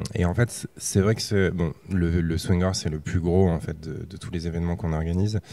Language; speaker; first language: French; native; French